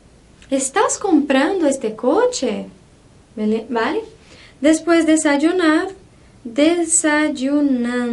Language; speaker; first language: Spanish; non-native, fluent; Portuguese